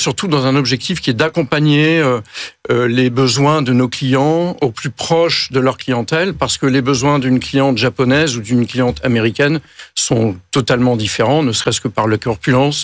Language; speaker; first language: French; native; French